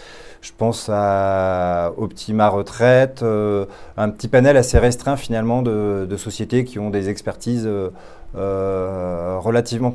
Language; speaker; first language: French; native; French